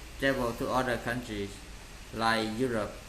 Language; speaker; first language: English; non-native, learner; Vietnamese